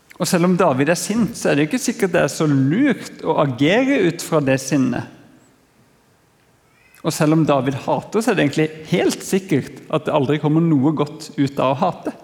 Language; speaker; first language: Norwegian; native; Norwegian